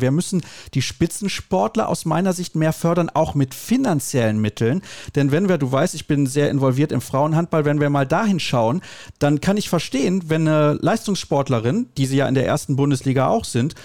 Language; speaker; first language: German; native; German